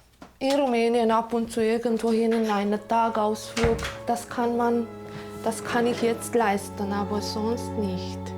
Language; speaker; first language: German; non-native, learner; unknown